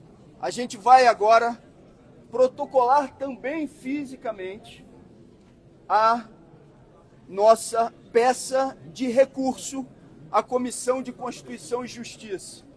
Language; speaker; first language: Portuguese; native; Portuguese